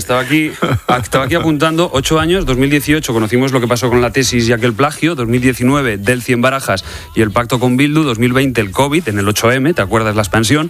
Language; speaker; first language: Spanish; native; Spanish